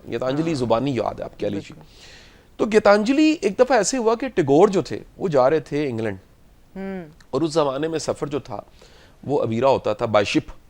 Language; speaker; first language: Urdu; non-native, local second language; Punjabi